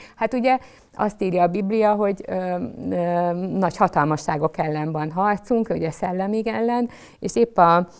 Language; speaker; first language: Hungarian; native; Hungarian